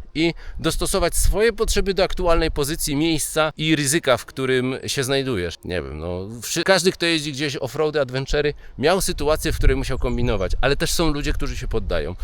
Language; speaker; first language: Polish; native; Polish